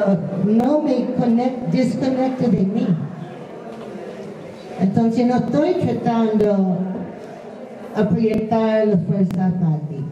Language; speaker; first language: Spanish; non-native, fluent; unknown